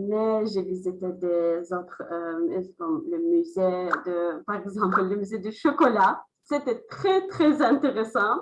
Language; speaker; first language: French; non-native, learner; Azerbaijani